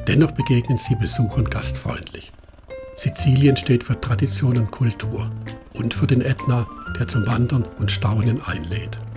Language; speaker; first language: German; native; German